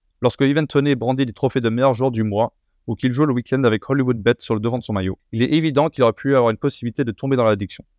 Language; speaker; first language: French; native; French